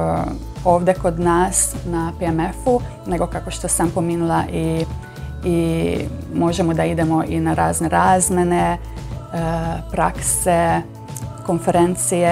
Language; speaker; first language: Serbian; non-native, local second language; Hungarian